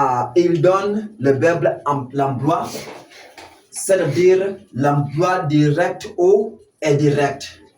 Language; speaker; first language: French; non-native, fluent; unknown